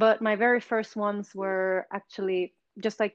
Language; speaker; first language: English; non-native, fluent; Swedish